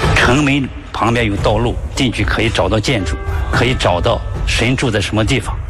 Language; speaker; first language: Chinese; native; Chinese